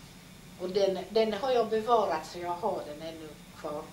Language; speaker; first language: Swedish; non-native, fluent; Polish